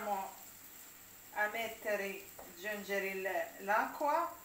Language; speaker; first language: Italian; non-native, learner; Arabic